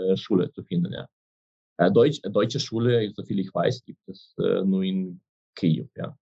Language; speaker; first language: German; non-native, fluent; Ukrainian